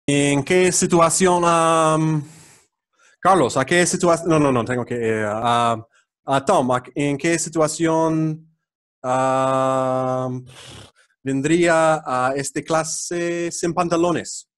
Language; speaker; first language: Spanish; non-native, learner; English